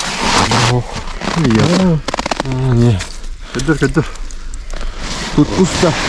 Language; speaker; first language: Russian; non-native, learner; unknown